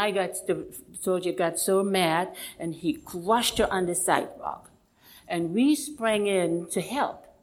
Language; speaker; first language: English; non-native, fluent; German